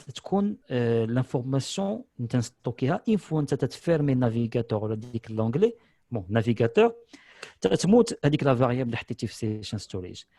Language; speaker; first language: Arabic; native; Arabic